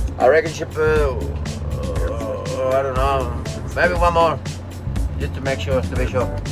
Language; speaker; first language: English; non-native, fluent; Spanish